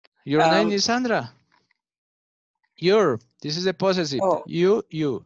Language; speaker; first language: English; non-native, learner; Spanish